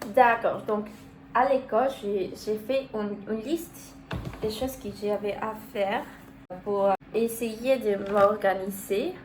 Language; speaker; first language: French; non-native, learner; Spanish